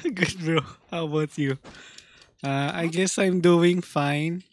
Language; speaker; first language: English; non-native, local second language; Filipino